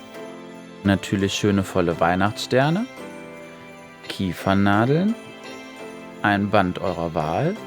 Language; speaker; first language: German; native; German